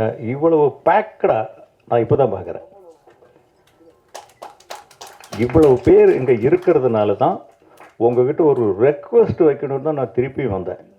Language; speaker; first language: Tamil; native; Tamil